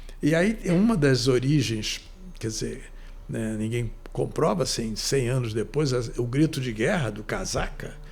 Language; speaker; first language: Portuguese; native; Portuguese